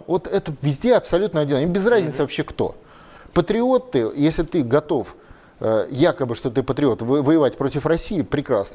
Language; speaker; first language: Russian; native; Russian